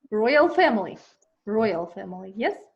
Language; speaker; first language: English; non-native, learner; Kazakh